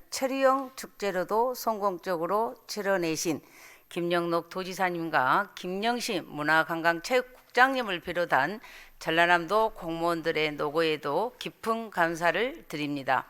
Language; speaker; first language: Korean; native; Korean